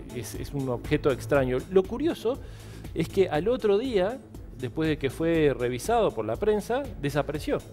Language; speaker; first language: Spanish; native; Spanish